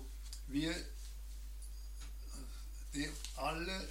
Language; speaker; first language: Danish; non-native, learner; German